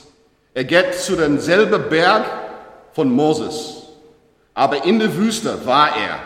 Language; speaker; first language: German; non-native, learner; English